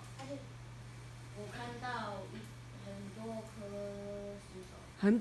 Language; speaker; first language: Chinese; non-native, learner; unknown